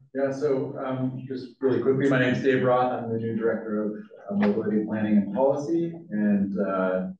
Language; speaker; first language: English; native; English